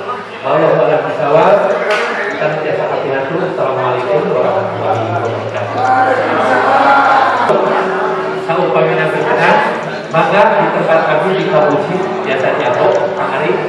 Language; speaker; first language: Indonesian; non-native, local second language; Sundanese